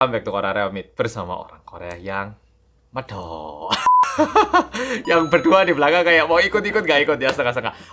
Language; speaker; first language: Indonesian; non-native, fluent; Korean